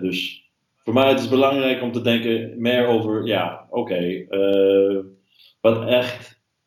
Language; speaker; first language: Dutch; non-native, fluent; English